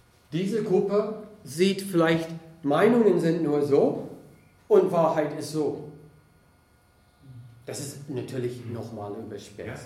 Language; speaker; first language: German; non-native, fluent; English